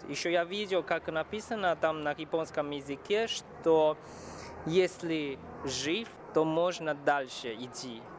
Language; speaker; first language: Russian; non-native, fluent; Chinese